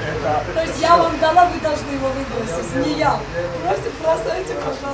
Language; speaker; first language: Russian; non-native, fluent; Georgian